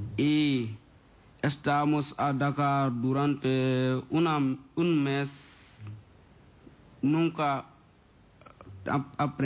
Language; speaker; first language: Spanish; non-native, learner; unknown